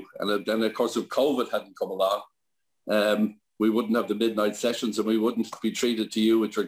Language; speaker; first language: English; native; English